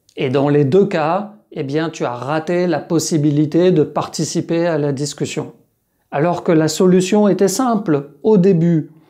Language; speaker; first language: French; native; French